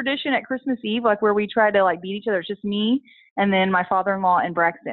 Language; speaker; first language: English; native; English